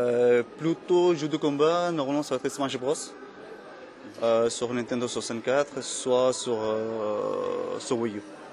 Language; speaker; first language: French; non-native, fluent; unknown